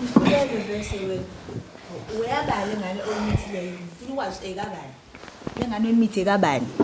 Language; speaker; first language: Zulu; native; Zulu